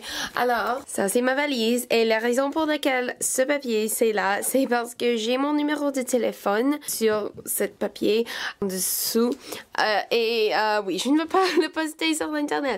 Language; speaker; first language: French; non-native, fluent; English